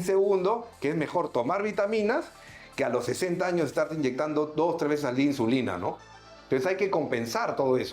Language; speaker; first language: Spanish; native; Spanish